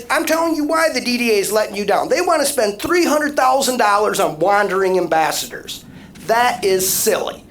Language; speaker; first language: English; native; English